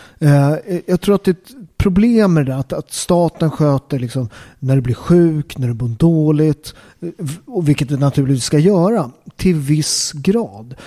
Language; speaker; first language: Swedish; native; Swedish